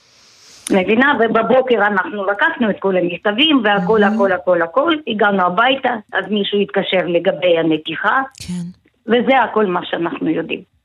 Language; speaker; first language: Hebrew; non-native, fluent; Russian